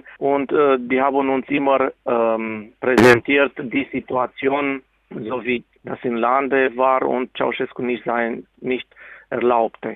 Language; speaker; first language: German; non-native, fluent; Romanian